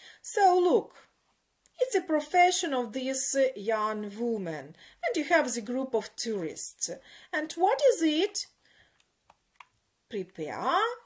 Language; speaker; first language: English; non-native, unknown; Ukrainian